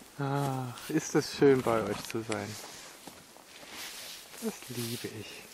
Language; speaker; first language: German; native; German